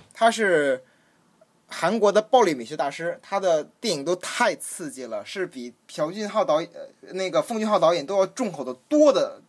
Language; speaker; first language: Chinese; native; Chinese